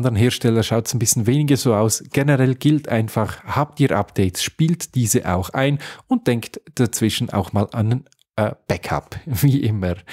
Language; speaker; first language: German; native; German